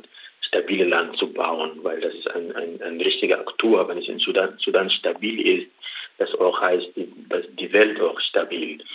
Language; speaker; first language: German; non-native, learner; Arabic